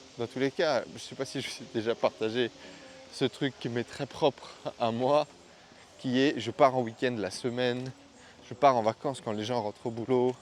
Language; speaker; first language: French; native; French